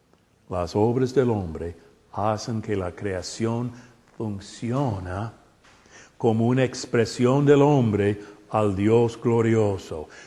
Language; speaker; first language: Spanish; non-native, fluent; English